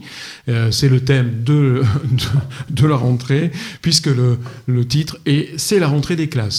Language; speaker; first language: French; native; French